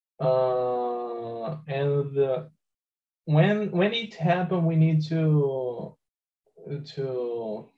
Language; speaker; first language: English; non-native, learner; Portuguese